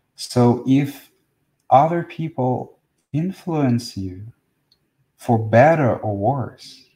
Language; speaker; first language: English; non-native, fluent; Russian